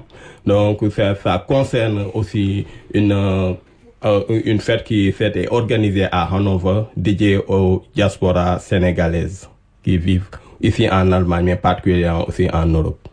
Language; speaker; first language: French; non-native, local second language; Wolof